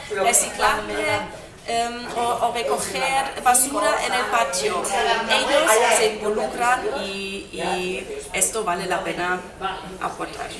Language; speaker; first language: Spanish; non-native, fluent; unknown